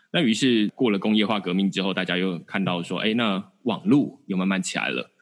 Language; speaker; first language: Chinese; native; Chinese